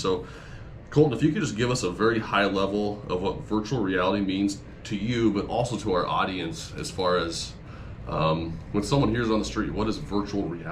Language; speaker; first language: English; native; English